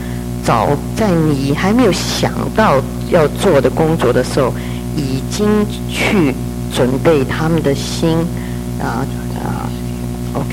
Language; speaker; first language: Chinese; early bilingual, heritage; Chinese